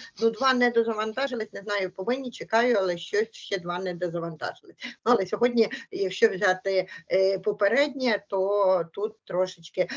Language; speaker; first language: Ukrainian; native; Ukrainian